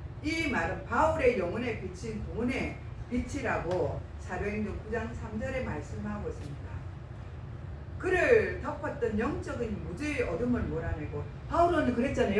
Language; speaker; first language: Korean; native; Korean